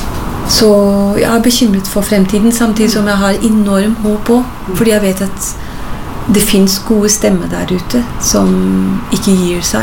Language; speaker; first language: Norwegian; non-native, fluent; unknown